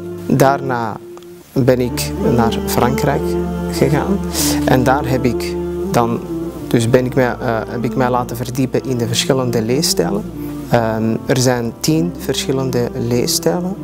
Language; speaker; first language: Dutch; early bilingual, other home language; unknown